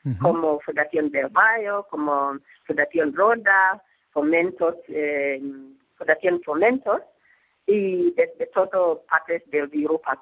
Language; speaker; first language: Spanish; non-native, learner; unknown